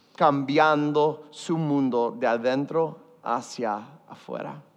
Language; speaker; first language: Spanish; early bilingual, heritage; Spanish